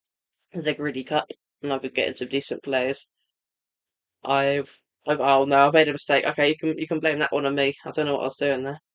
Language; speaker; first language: English; native; English